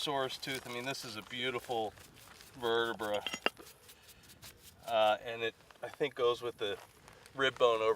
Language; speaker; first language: English; native; English